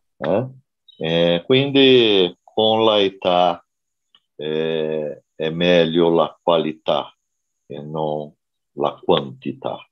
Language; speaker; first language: Italian; non-native, learner; Portuguese